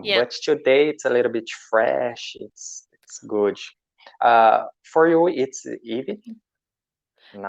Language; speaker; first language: English; non-native, learner; Portuguese